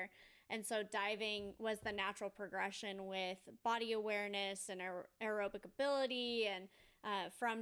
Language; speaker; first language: English; native; English